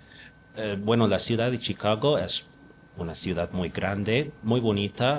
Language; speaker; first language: Spanish; non-native, fluent; English